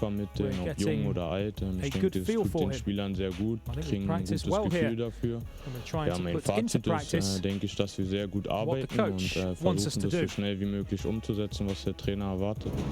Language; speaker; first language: German; native; German